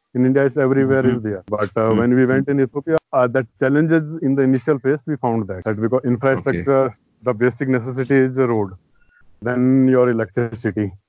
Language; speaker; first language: English; non-native, local second language; Hindi